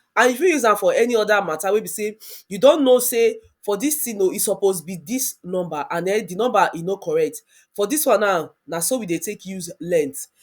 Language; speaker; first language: Nigerian Pidgin; non-native, local second language; Yoruba